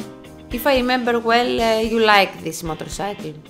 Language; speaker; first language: English; non-native, fluent; Greek